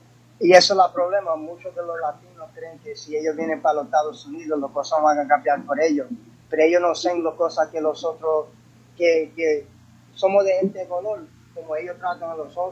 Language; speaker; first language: Spanish; early bilingual, heritage; English